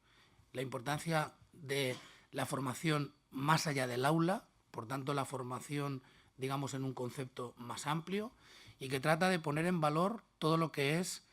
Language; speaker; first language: Spanish; native; Spanish